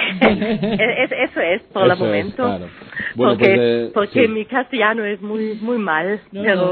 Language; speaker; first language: Spanish; non-native, learner; German